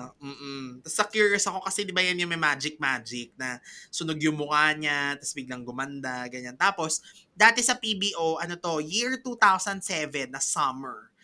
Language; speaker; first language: Filipino; native; Filipino